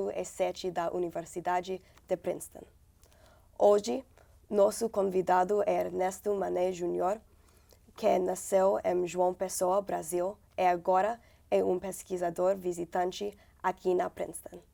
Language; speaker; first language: Portuguese; non-native, learner; English